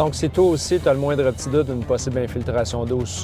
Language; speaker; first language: French; native; French